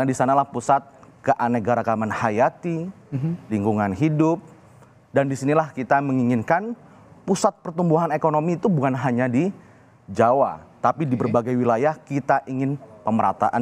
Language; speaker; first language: Indonesian; native; Indonesian